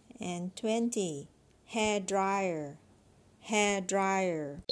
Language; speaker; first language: English; non-native, fluent; Chinese